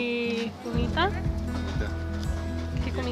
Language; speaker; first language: Spanish; non-native, learner; English